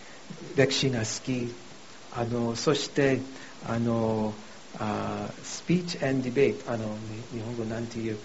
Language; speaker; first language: Japanese; non-native, fluent; English